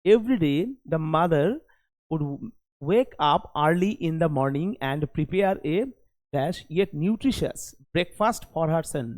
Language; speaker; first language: English; non-native, local second language; Bangla